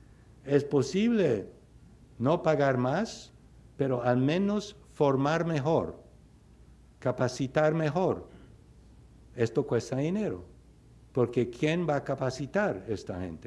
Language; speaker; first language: Spanish; non-native, fluent; English